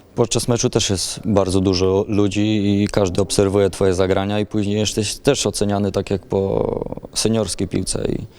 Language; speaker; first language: Polish; native; Polish